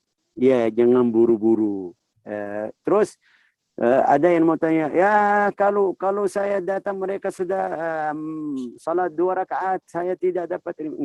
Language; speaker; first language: Indonesian; non-native, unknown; Arabic